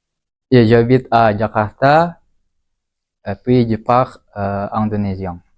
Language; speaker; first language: French; non-native, learner; Indonesian